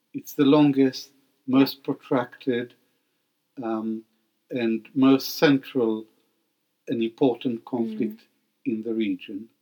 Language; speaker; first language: English; non-native, fluent; Hebrew